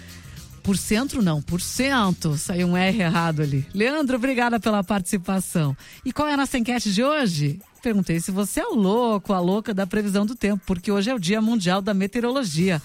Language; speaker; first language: Portuguese; native; Portuguese